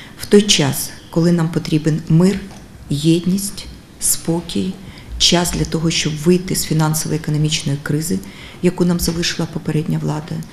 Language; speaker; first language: Ukrainian; non-native, local second language; Russian